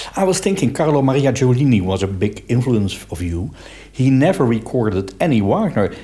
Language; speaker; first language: English; non-native, fluent; Dutch